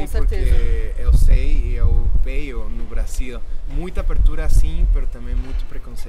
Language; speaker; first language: Portuguese; non-native, fluent; Spanish